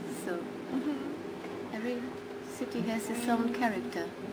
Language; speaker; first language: English; non-native, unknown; German